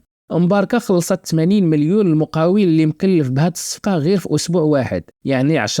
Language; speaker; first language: Arabic; native; Arabic